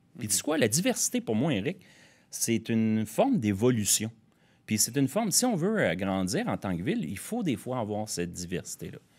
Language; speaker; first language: French; native; French